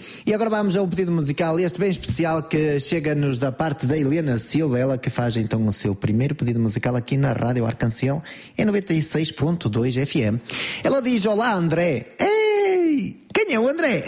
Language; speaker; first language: Portuguese; native; Portuguese